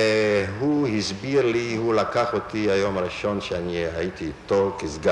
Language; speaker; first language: Hebrew; non-native, fluent; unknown